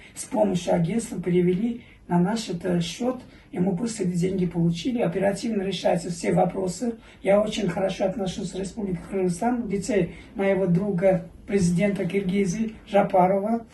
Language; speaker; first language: Russian; native; Russian